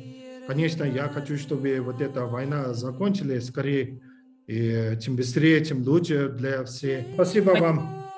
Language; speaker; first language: Russian; non-native, learner; English